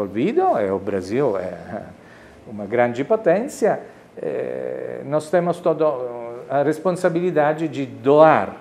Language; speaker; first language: Spanish; non-native, fluent; Italian